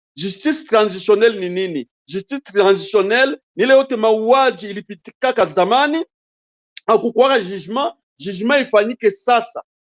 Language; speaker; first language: Swahili; non-native, local second language; Bembe